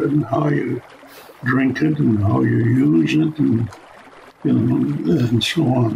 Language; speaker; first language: English; non-native, fluent; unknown